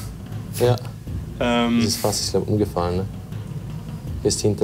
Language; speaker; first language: German; native; German